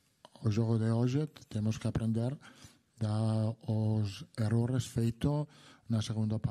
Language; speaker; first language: Portuguese; non-native, learner; Italian